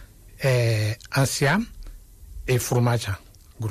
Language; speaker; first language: Catalan; non-native, fluent; Wolof